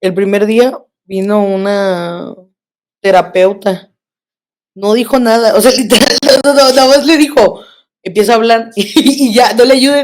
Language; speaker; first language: Spanish; native; Spanish